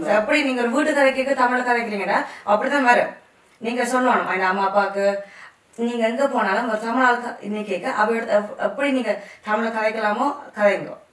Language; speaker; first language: Tamil; early bilingual, heritage; Tamil